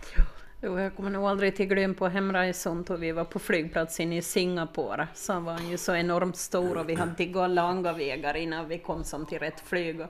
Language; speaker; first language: Swedish; native; Swedish